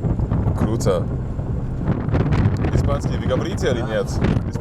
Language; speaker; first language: Russian; non-native, learner; English